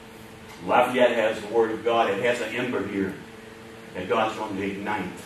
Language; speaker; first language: English; native; English